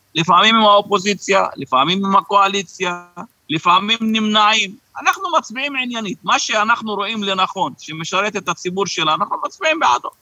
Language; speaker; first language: Hebrew; non-native, local second language; Arabic